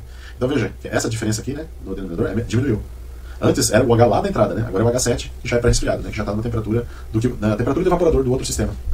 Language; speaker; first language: Portuguese; native; Portuguese